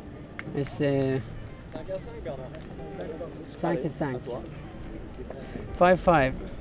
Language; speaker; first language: French; non-native, learner; English